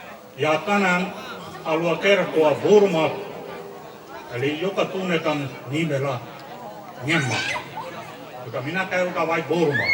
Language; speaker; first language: Finnish; non-native, fluent; Burmese